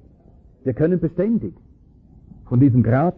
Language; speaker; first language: German; native; German